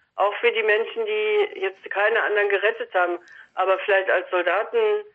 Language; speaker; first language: German; native; German